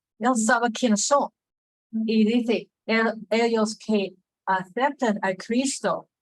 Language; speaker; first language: Spanish; non-native, fluent; English